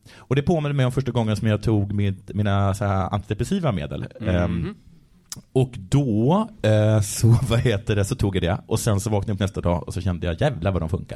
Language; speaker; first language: Swedish; native; Swedish